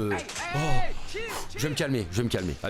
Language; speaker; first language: French; native; French